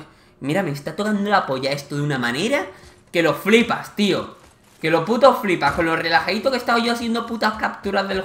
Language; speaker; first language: Spanish; native; Spanish